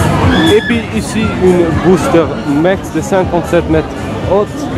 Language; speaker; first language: French; non-native, learner; Dutch